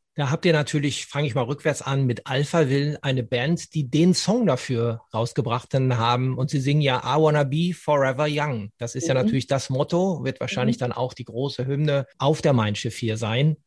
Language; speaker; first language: German; native; German